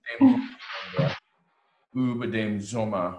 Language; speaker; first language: German; non-native, learner; English